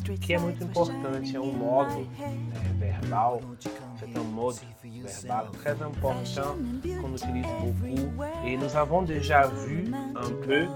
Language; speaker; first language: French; non-native, fluent; Portuguese